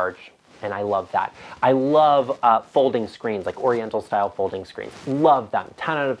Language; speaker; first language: English; native; English